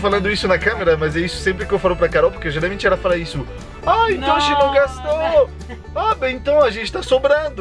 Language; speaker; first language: Portuguese; non-native, fluent; French